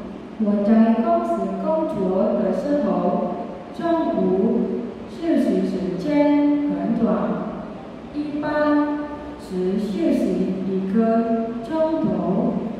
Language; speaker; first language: Chinese; non-native, learner; Indonesian